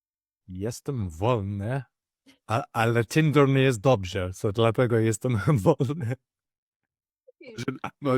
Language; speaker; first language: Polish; non-native, learner; English